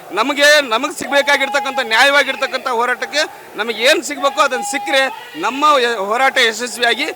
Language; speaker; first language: Kannada; non-native, local second language; Lambadi